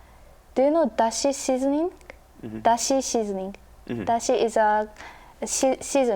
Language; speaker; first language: English; non-native, learner; Japanese